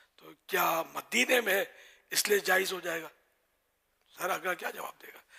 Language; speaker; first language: Urdu; non-native, local second language; Memoni